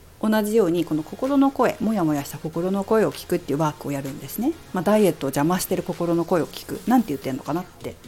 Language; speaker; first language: Japanese; native; Japanese